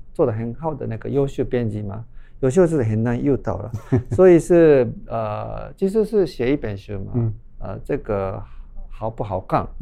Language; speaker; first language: Chinese; non-native, fluent; Japanese